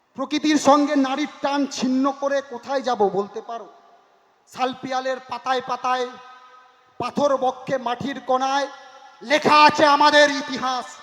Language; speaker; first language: Bangla; non-native, local second language; Santali